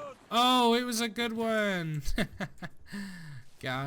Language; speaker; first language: English; native; English